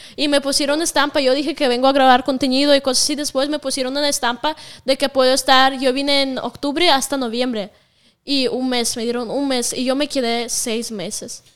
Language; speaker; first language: Spanish; non-native, fluent; Russian